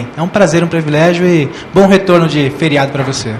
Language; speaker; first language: Portuguese; native; Portuguese